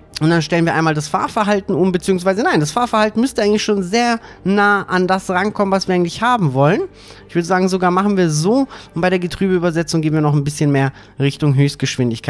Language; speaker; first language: German; native; German